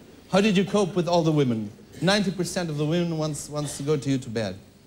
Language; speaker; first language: English; non-native, fluent; Portuguese